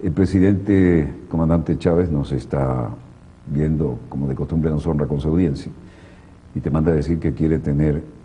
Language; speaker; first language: Spanish; native; Spanish